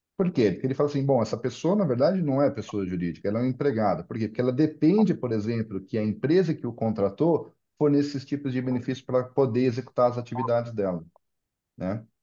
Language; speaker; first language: Portuguese; native; Portuguese